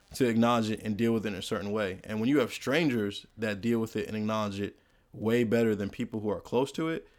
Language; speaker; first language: English; native; English